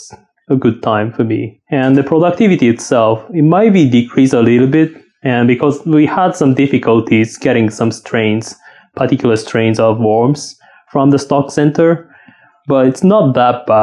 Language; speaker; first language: English; non-native, fluent; Japanese